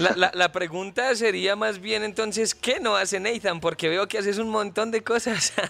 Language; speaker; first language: Spanish; native; Spanish